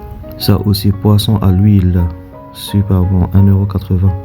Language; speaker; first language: French; non-native, local second language; Arabic